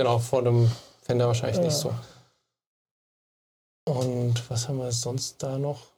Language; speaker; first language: German; native; German